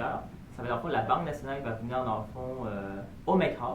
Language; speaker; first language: French; native; French